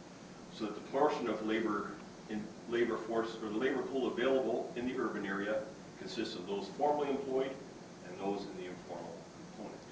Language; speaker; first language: English; native; English